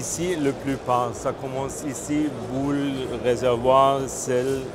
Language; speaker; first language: French; non-native, fluent; German